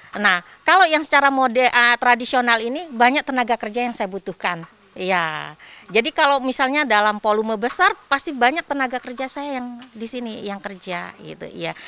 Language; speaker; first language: Indonesian; non-native, local second language; Sasak